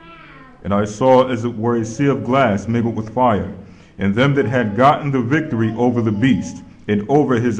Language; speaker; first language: English; native; English